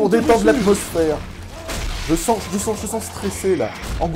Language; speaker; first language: French; native; French